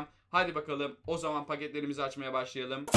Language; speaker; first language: Turkish; native; Turkish